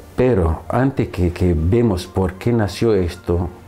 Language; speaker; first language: Spanish; non-native, fluent; Arabic